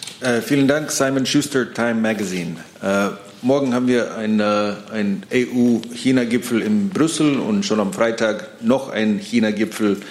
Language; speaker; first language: German; non-native, learner; English